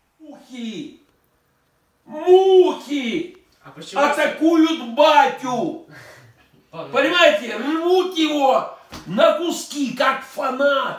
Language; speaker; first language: Russian; native; Russian